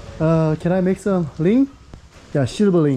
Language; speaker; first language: English; non-native, learner; Korean